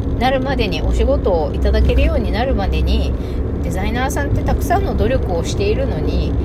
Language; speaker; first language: Japanese; native; Japanese